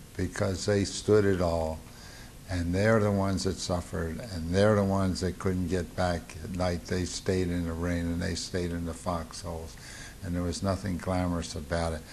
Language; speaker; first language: English; native; English